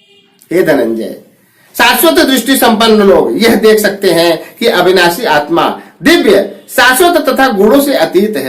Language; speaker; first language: Hindi; native; Hindi